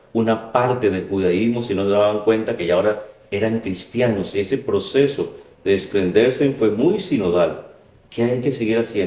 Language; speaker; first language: Spanish; native; Spanish